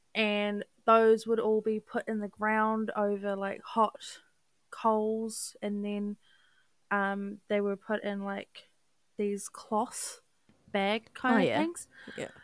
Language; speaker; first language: English; native; English